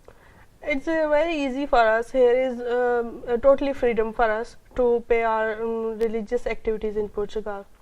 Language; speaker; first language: English; non-native, local second language; Urdu